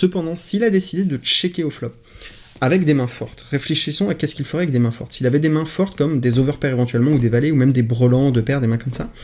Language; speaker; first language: French; native; French